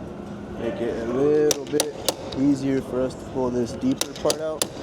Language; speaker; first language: English; native; English